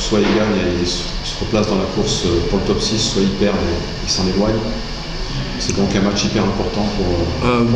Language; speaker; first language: French; native; French